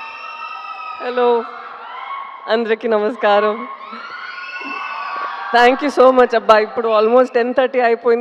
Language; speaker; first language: Telugu; non-native, fluent; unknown